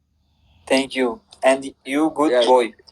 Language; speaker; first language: English; non-native, learner; Turkish